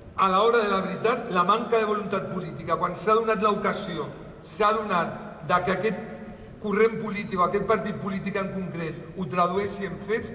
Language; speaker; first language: Catalan; non-native, local second language; Spanish